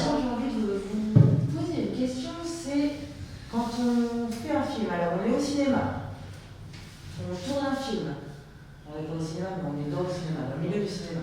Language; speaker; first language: French; native; French